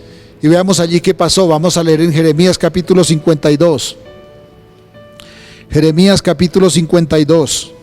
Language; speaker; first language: Spanish; native; Spanish